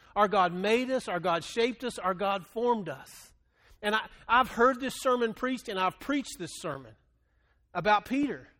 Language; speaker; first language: English; native; English